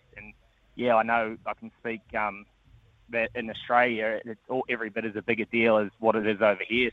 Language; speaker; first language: English; native; English